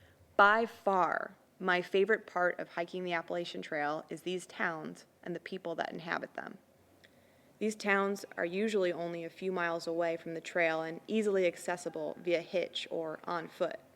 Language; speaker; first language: English; native; English